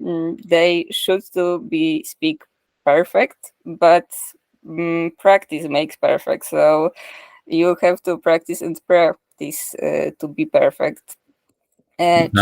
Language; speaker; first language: English; non-native, learner; Polish